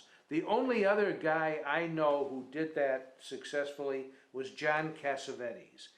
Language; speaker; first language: English; native; English